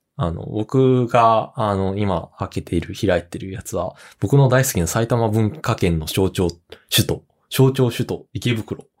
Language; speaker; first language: Japanese; early bilingual, other home language; Korean